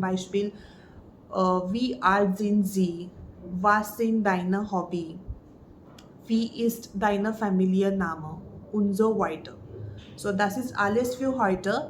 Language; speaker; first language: German; non-native, learner; Marathi